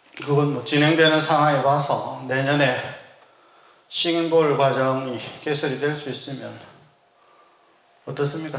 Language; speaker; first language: Korean; native; Korean